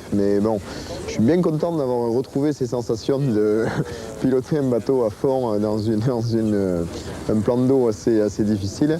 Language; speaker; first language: French; native; French